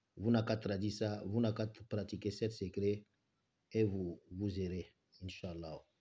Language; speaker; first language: French; non-native, local second language; Bambara